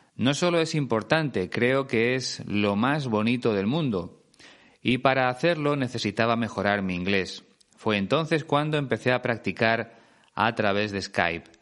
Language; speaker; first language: Spanish; native; Spanish